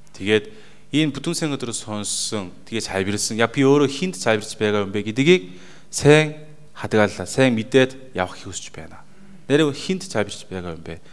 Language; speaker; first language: Mongolian; non-native, fluent; Korean